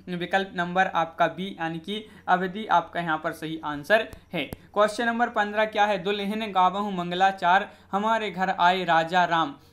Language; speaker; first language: Hindi; native; Hindi